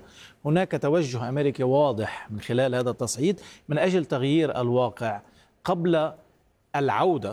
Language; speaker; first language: Arabic; native; Arabic